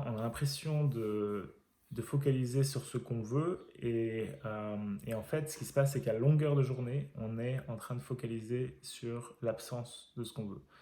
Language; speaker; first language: French; native; French